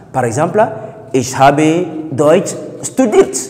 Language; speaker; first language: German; non-native, fluent; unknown